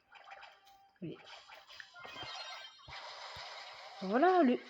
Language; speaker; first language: French; native; French